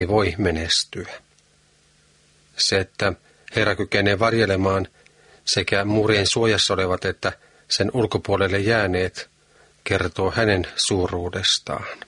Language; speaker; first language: Finnish; native; Finnish